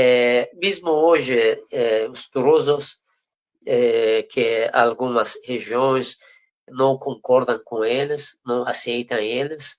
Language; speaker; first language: Portuguese; non-native, fluent; Persian